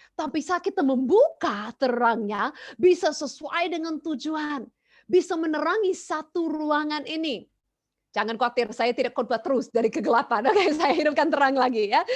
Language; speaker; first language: Indonesian; non-native, fluent; English